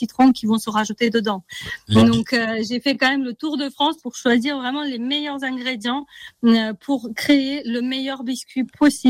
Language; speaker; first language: French; native; French